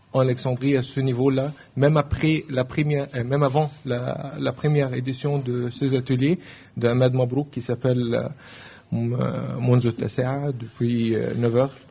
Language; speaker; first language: French; non-native, learner; Arabic